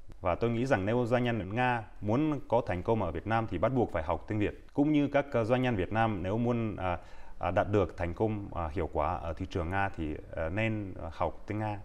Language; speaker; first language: Vietnamese; non-native, fluent; Russian